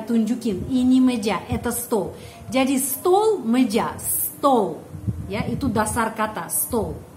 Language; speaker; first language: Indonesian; non-native, fluent; Russian